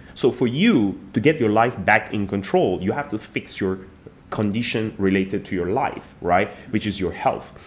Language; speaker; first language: English; non-native, fluent; Persian